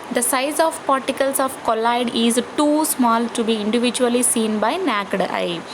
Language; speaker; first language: English; non-native, local second language; Telugu